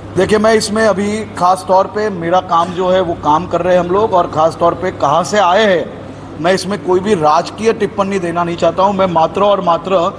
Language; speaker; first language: Hindi; non-native, local second language; Gujarati